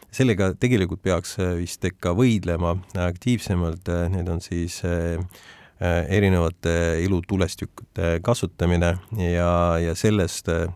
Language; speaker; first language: Estonian; native; Estonian